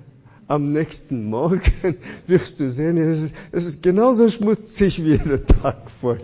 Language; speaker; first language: German; non-native, fluent; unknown